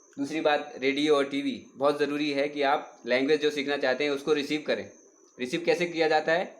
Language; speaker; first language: Hindi; native; Hindi